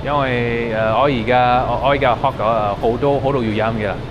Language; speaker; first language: Chinese; non-native, learner; English